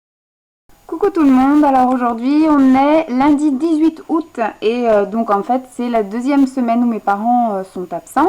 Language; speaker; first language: French; native; French